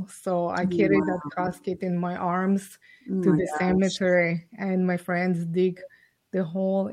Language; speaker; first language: English; non-native, fluent; Ukrainian